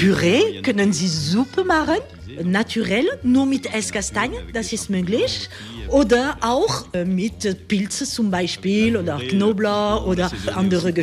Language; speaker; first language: German; non-native, learner; French